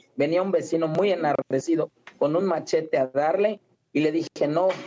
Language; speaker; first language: Spanish; native; Spanish